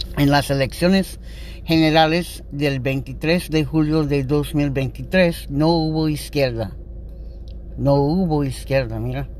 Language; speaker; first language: Spanish; non-native, learner; English